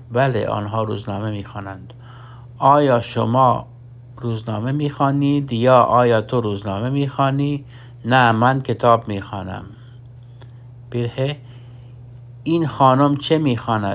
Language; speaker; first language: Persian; non-native, fluent; Urdu